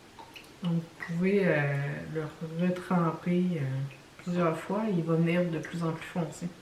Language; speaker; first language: French; native; French